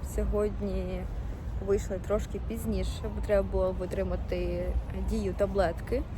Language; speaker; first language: Ukrainian; native; Ukrainian